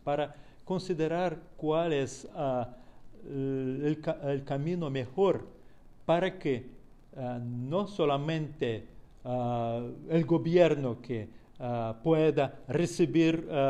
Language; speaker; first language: Spanish; non-native, fluent; Russian